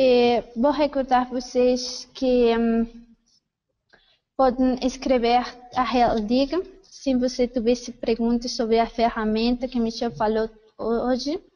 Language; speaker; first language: Portuguese; non-native, fluent; Spanish